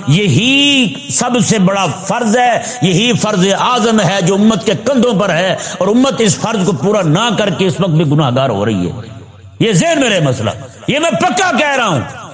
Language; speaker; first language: Urdu; non-native, local second language; Punjabi